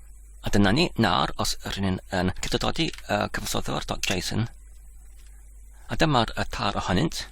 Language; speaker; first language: Welsh; non-native, learner; English